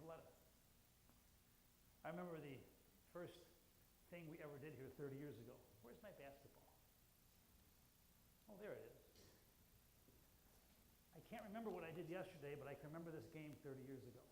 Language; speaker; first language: English; native; English